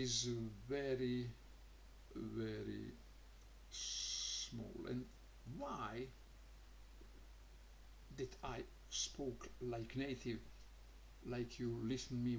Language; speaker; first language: English; non-native, learner; Croatian